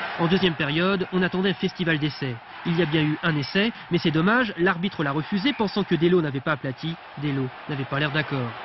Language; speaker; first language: French; native; French